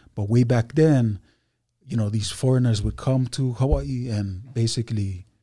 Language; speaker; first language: English; early bilingual, other home language; Hindi